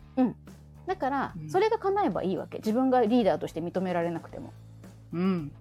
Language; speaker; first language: Japanese; native; Japanese